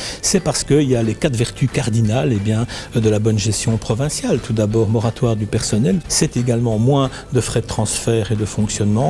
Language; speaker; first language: French; native; French